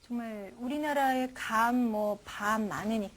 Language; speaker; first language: Korean; native; Korean